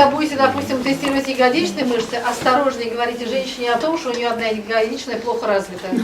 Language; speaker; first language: Russian; native; Russian